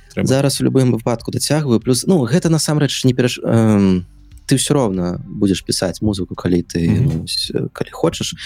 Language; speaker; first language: Belarusian; non-native, local second language; Russian